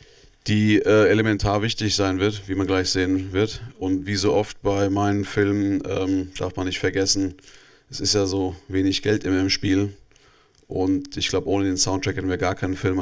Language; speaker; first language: German; native; German